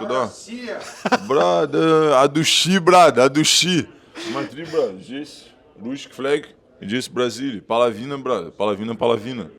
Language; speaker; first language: Russian; non-native, learner; Portuguese